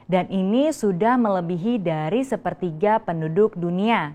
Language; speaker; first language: Indonesian; native; Indonesian